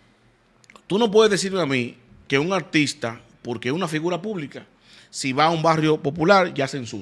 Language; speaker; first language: Spanish; native; Spanish